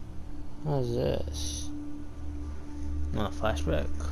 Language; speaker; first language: English; native; English